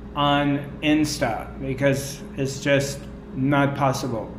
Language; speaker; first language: English; non-native, fluent; Persian